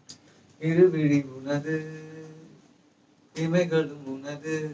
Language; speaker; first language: Tamil; native; Tamil